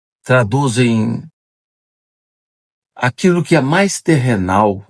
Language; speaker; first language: Portuguese; native; Portuguese